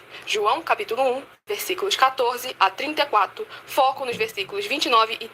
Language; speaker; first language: Portuguese; native; Portuguese